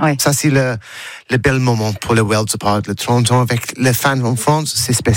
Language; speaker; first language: French; non-native, learner; English